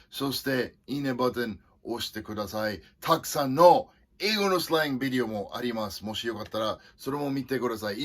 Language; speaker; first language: Japanese; non-native, fluent; English